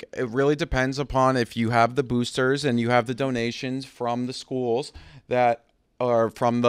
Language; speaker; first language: English; native; English